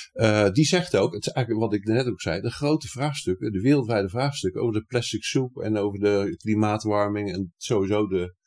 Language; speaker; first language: Dutch; native; Dutch